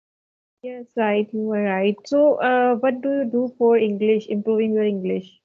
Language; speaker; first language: English; non-native, fluent; Hindi